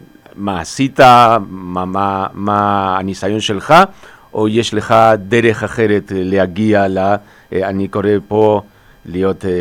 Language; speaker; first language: Hebrew; non-native, learner; Spanish